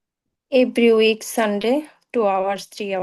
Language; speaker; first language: English; non-native, learner; Bangla